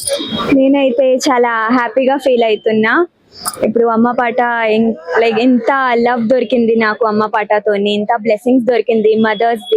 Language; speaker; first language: Telugu; early bilingual, heritage; Telugu